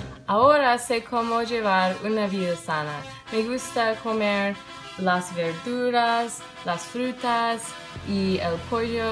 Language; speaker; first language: Spanish; non-native, learner; English